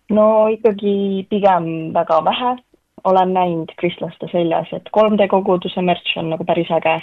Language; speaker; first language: Estonian; native; Estonian